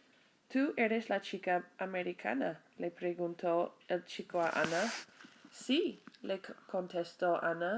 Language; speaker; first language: Spanish; non-native, fluent; English